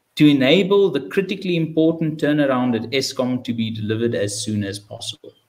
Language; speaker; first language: English; non-native, local second language; Afrikaans